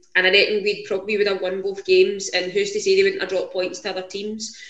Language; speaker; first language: English; native; English